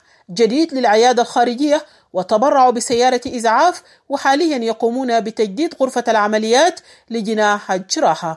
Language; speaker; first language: Arabic; native; Arabic